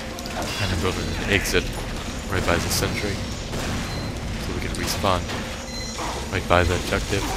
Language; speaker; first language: English; native; English